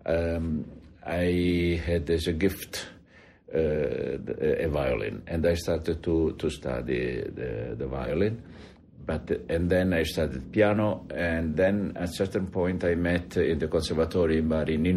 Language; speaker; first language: English; non-native, fluent; Italian